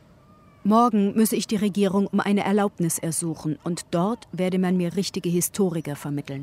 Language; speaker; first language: German; native; German